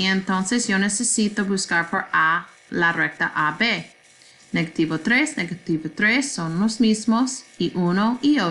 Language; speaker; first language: Spanish; non-native, learner; English